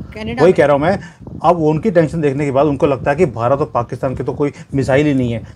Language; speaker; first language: Hindi; native; Hindi